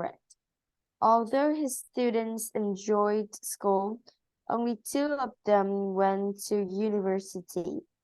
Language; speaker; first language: English; non-native, learner; Vietnamese